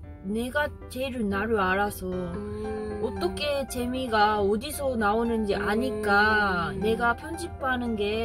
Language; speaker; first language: Korean; non-native, learner; Japanese